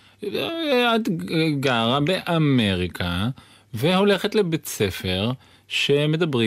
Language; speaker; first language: Hebrew; native; Hebrew